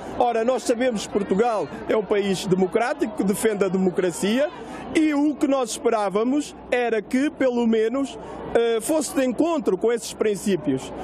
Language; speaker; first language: Portuguese; non-native, local second language; Upper Guinea Crioulo